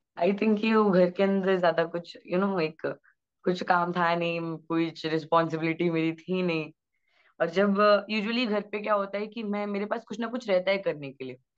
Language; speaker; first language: Hindi; native; Hindi